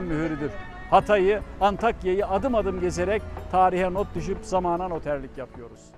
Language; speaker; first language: Turkish; native; Turkish